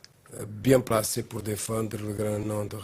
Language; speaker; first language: French; non-native, learner; Portuguese